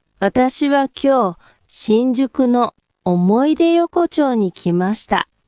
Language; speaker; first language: Japanese; non-native, fluent; Korean